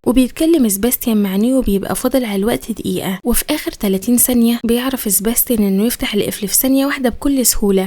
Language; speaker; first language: Arabic; native; Arabic